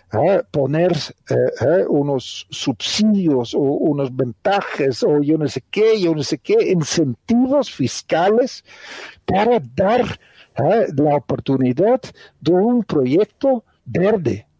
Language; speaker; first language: Spanish; non-native, fluent; Dutch